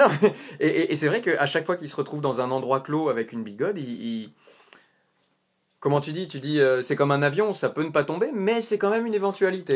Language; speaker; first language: French; native; French